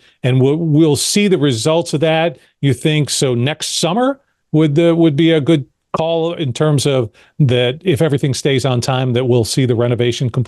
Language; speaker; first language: English; native; English